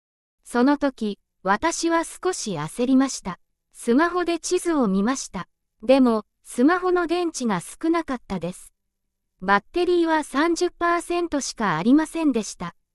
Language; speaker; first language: Japanese; non-native, fluent; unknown